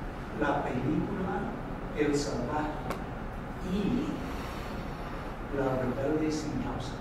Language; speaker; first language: Spanish; non-native, fluent; English